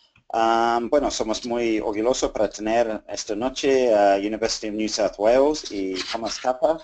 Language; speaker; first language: Spanish; non-native, fluent; English